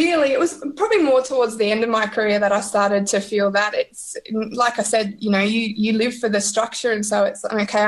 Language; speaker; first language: English; native; English